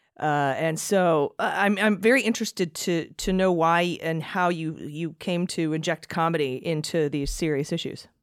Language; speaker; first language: English; native; English